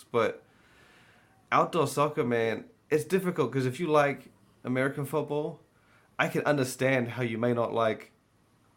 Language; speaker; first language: English; native; English